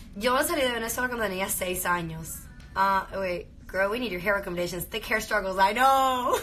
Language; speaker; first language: English; early bilingual, heritage; Spanish